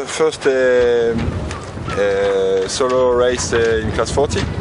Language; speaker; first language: English; non-native, learner; French